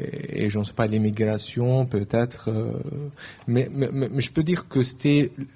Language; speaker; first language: French; non-native, learner; Arabic